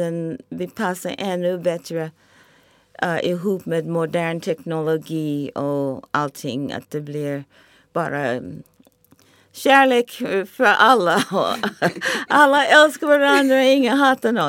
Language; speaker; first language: Swedish; non-native, fluent; English